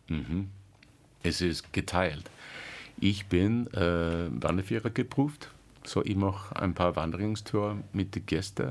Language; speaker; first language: German; non-native, learner; English